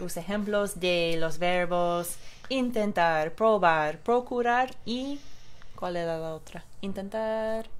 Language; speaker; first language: Spanish; non-native, fluent; English